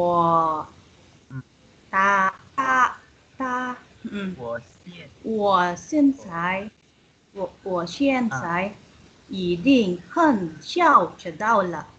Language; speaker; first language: Chinese; non-native, learner; Indonesian